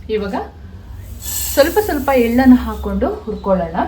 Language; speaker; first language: Kannada; non-native, local second language; Kodava